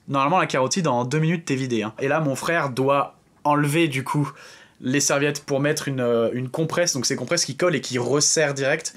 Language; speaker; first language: French; native; French